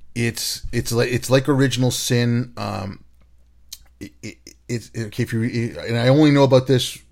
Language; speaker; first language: English; non-native, local second language; Urdu